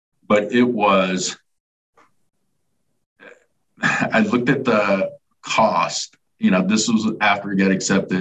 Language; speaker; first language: English; native; English